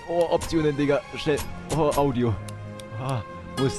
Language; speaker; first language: German; native; German